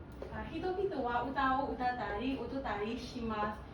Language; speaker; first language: Japanese; non-native, learner; Burmese